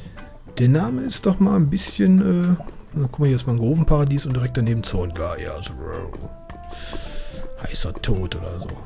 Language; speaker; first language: German; native; German